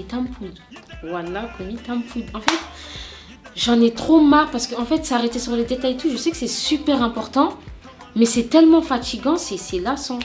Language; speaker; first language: French; native; French